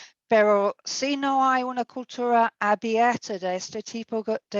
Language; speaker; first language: Spanish; non-native, fluent; English